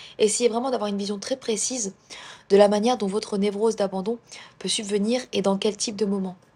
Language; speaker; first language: French; native; French